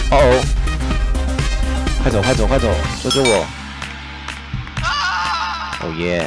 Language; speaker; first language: Chinese; native; Chinese